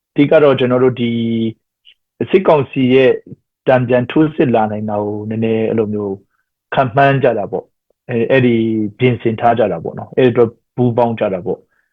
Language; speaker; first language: Burmese; non-native, local second language; Hakha Chin